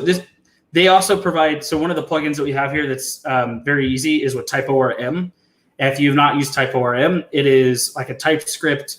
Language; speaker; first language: English; native; English